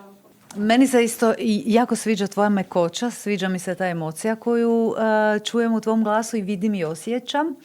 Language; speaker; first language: Bosnian; native; Bosnian